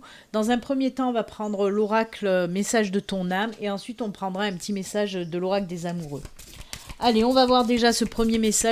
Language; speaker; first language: French; native; French